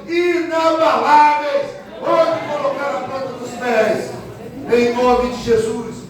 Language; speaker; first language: Portuguese; native; Portuguese